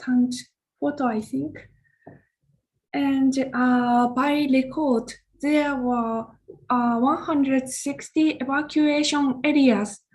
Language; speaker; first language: English; non-native, learner; Japanese